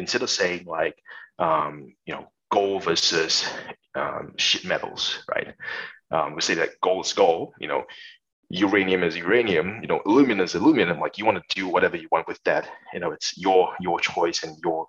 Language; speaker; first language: English; non-native, local second language; Chinese